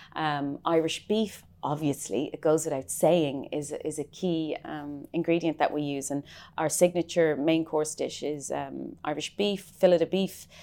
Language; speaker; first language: English; native; English